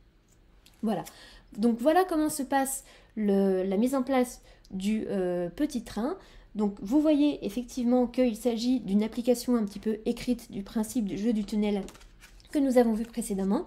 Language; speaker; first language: French; native; French